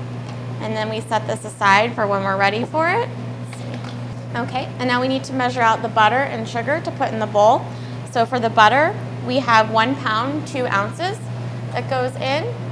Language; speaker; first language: English; native; English